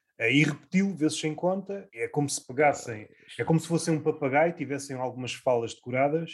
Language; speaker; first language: Portuguese; native; Portuguese